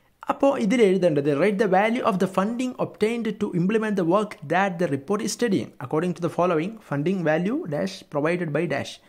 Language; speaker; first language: English; non-native, local second language; Malayalam